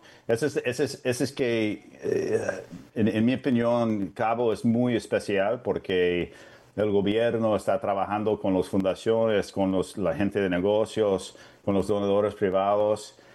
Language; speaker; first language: Spanish; non-native, fluent; English